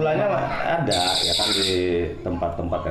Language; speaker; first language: Indonesian; non-native, local second language; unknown